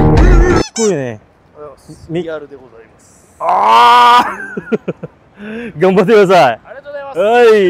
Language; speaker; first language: Japanese; non-native, learner; Filipino